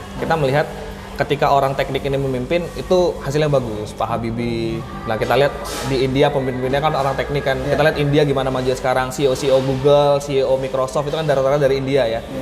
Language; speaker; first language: Indonesian; native; Indonesian